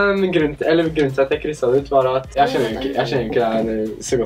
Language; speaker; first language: Norwegian; native; Norwegian